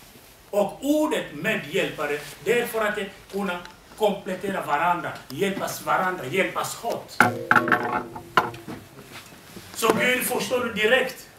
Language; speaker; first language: Swedish; non-native, fluent; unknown